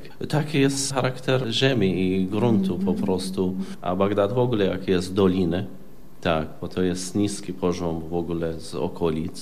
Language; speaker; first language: Polish; non-native, fluent; Arabic